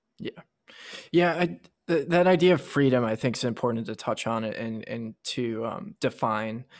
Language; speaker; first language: English; native; English